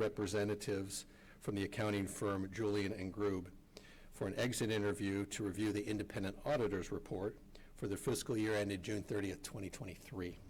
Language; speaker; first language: English; native; English